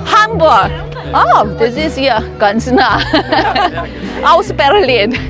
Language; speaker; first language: German; non-native, fluent; Korean